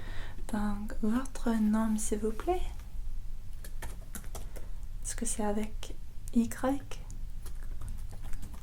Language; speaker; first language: French; non-native, fluent; English